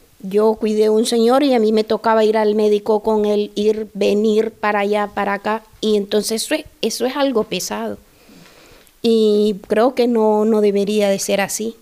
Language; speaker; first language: Spanish; native; Spanish